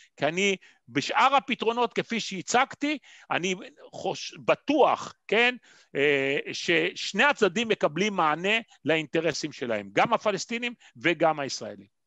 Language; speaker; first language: Hebrew; native; Hebrew